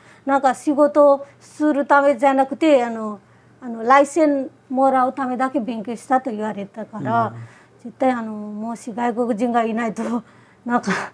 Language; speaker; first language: Japanese; non-native, fluent; Nepali